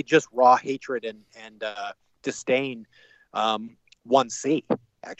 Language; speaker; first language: English; native; English